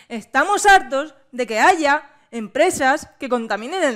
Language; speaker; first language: Spanish; native; Spanish